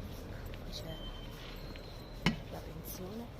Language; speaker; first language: Italian; native; Italian